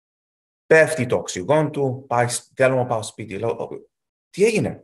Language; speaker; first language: Greek; early bilingual, heritage; Greek